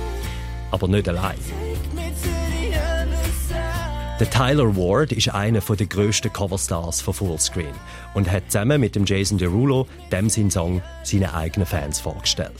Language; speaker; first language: German; native; German